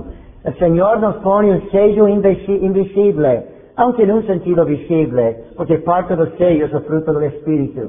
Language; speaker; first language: Spanish; non-native, fluent; English